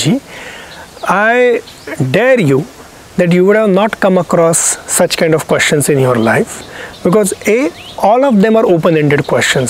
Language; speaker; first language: English; non-native, local second language; Marathi